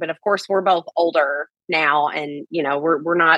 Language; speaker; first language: English; native; English